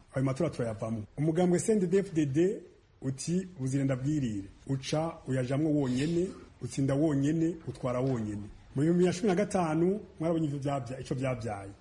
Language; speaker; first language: Rundi; native; Rundi